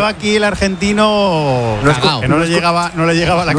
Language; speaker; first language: Spanish; native; Spanish